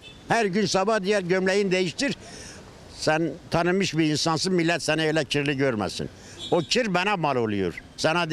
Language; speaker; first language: Turkish; native; Turkish